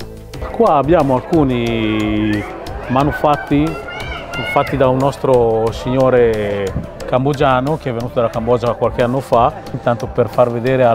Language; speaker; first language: Italian; early bilingual, other home language; Khmer